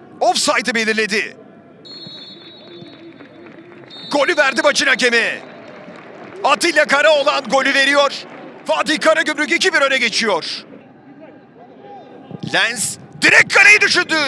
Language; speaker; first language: Turkish; native; Turkish